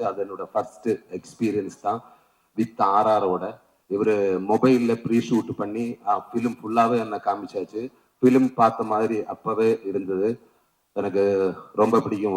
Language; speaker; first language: Tamil; non-native, learner; Malayalam